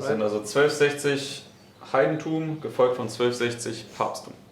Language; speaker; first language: German; native; German